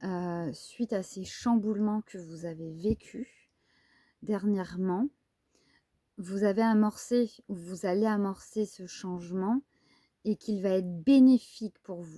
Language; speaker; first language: French; native; French